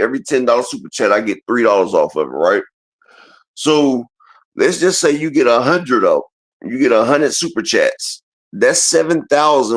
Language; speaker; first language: English; native; English